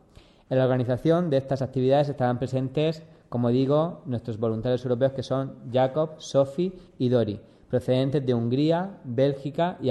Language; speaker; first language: Spanish; native; Spanish